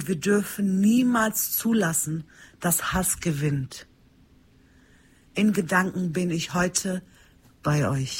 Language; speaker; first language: German; early bilingual, other home language; Turkish